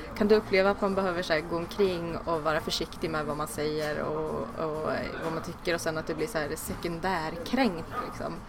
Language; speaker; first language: Swedish; native; Swedish